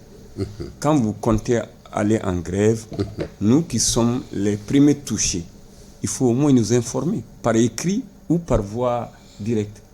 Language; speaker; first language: French; non-native, local second language; Bambara